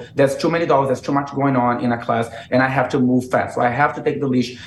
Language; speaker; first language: English; non-native, fluent; Portuguese